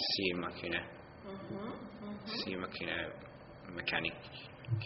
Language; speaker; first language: Italian; non-native, learner; English